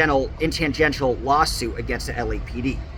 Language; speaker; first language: English; native; English